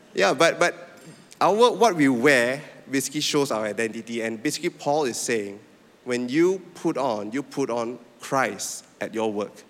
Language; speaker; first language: English; non-native, local second language; Min Nan Chinese